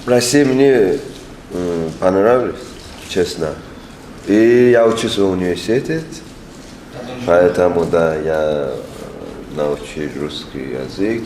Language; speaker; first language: Russian; non-native, learner; Persian